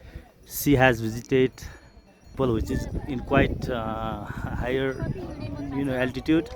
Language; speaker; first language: English; non-native, fluent; Nepali